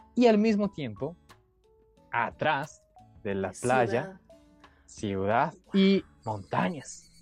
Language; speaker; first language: Spanish; non-native, fluent; Japanese